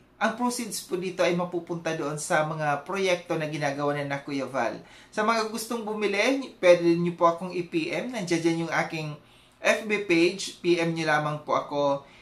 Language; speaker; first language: Filipino; non-native, local second language; Cebuano